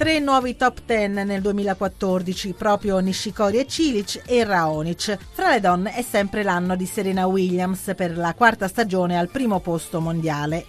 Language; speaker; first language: Italian; native; Italian